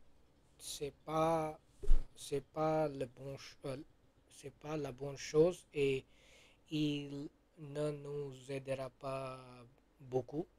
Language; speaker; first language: French; non-native, learner; Gujarati